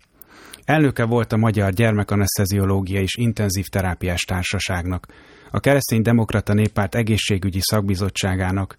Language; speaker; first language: Hungarian; native; Hungarian